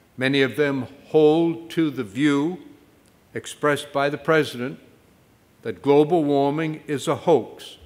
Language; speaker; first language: English; native; English